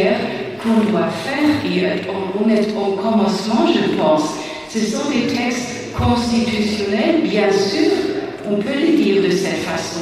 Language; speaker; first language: French; non-native, fluent; German